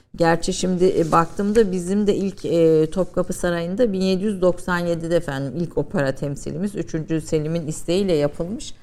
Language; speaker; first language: Turkish; native; Turkish